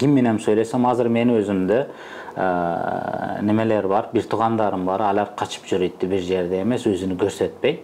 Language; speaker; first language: Kyrgyz; non-native, fluent; Uzbek